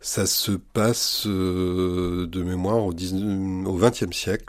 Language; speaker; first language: French; native; French